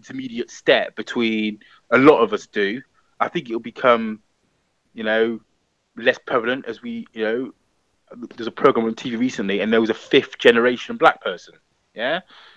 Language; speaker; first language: English; native; English